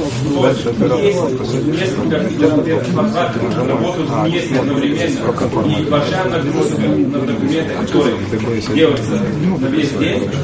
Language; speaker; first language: Russian; non-native, fluent; Bulgarian